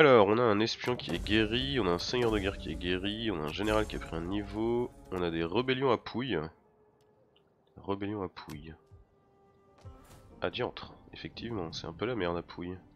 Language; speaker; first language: French; native; French